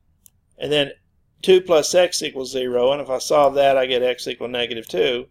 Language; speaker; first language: English; native; English